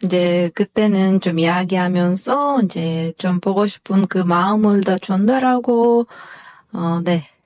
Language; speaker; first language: Korean; non-native, fluent; Kyrgyz